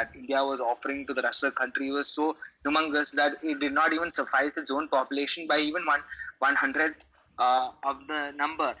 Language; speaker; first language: English; non-native, local second language; Malayalam